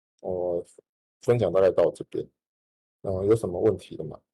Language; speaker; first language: Chinese; native; Chinese